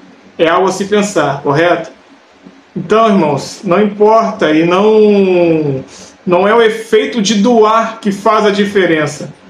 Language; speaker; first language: Portuguese; native; Portuguese